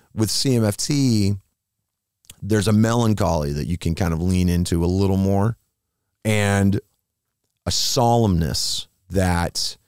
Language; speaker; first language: English; native; English